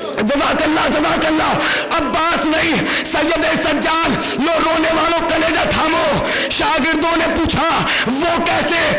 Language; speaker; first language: Urdu; native; Urdu